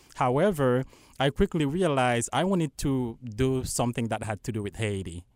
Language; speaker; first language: English; non-native, fluent; Haitian Creole